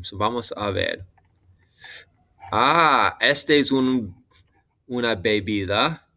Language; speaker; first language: Spanish; non-native, fluent; English